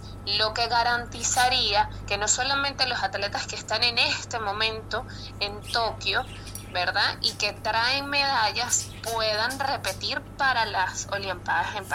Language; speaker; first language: Spanish; native; Spanish